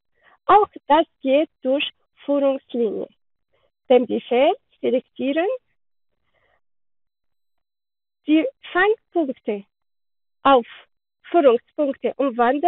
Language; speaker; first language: German; non-native, learner; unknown